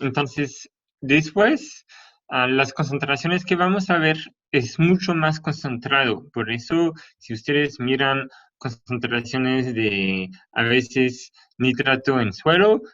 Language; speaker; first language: Spanish; non-native, fluent; French